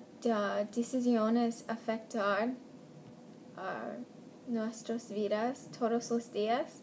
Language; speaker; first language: Spanish; non-native, learner; English